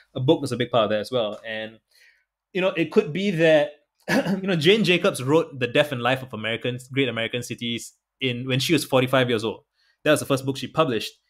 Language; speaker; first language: English; native; English